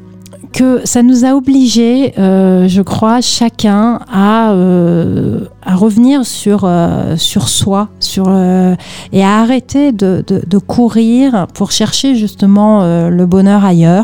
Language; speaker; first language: French; native; French